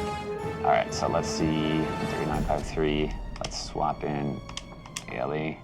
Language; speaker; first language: English; native; English